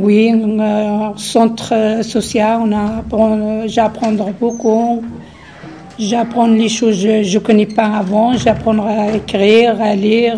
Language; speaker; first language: French; non-native, learner; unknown